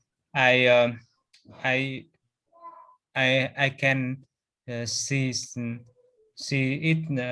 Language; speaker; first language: English; non-native, learner; Vietnamese